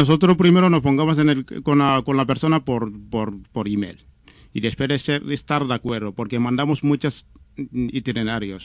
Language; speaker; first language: Spanish; non-native, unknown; Wolof